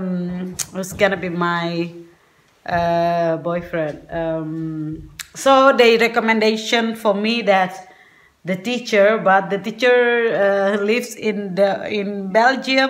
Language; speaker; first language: English; non-native, learner; Indonesian